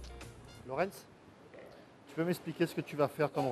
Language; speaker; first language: French; native; French